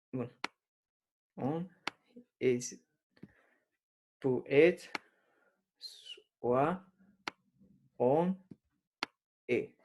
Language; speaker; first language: French; non-native, learner; Spanish